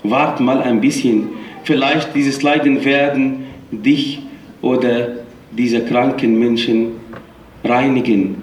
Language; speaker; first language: German; non-native, fluent; Arabic